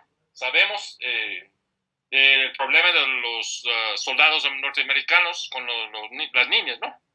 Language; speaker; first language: Spanish; non-native, fluent; English